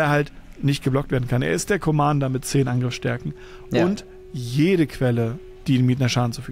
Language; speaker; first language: German; native; German